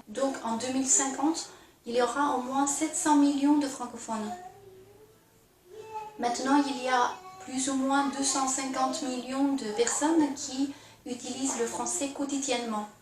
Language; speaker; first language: French; non-native, fluent; Chinese